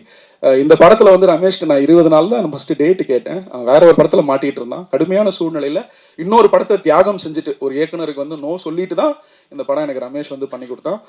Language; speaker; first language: Tamil; native; Tamil